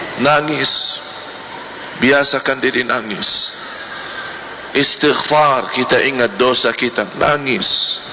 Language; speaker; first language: Malay; non-native, fluent; Arabic